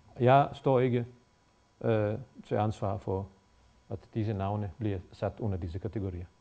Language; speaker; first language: Danish; non-native, fluent; Bosnian